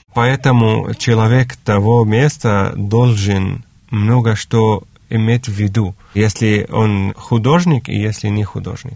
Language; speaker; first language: Russian; non-native, fluent; Arabic